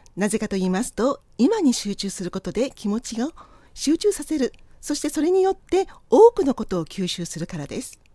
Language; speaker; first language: Japanese; native; Japanese